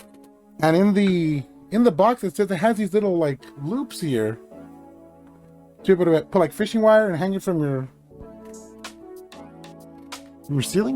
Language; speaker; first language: English; native; English